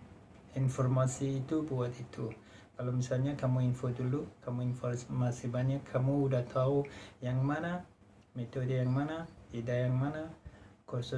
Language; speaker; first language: Indonesian; non-native, fluent; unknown